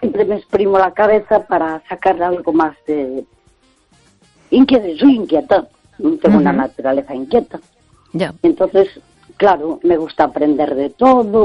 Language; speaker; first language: Spanish; native; Spanish